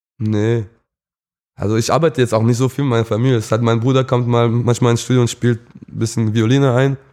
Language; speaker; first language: German; early bilingual, other home language; English